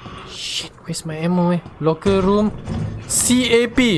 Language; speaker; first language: English; non-native, local second language; Malay